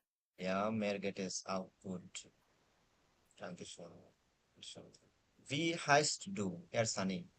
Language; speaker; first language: German; non-native, fluent; Bangla